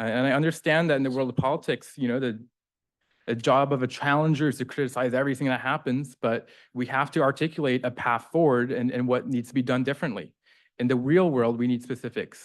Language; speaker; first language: English; native; English